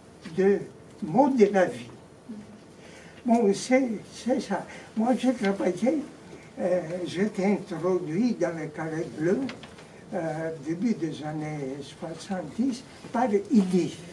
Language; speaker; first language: French; non-native, fluent; Greek